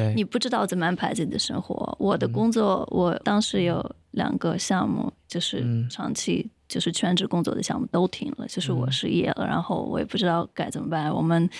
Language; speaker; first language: Chinese; non-native, fluent; Ukrainian